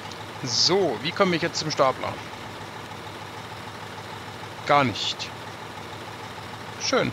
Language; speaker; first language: German; native; German